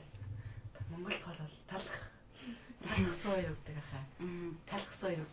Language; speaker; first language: Mongolian; early bilingual, heritage; Mongolian